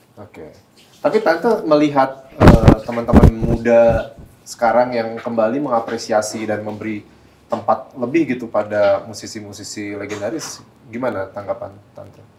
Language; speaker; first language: Indonesian; native; Indonesian